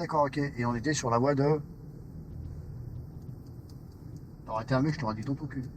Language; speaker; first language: French; native; French